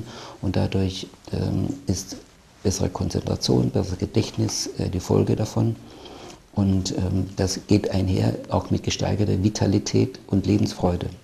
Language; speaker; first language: German; native; German